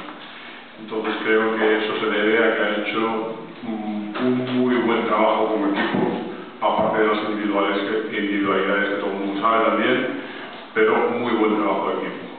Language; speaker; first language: Spanish; native; Spanish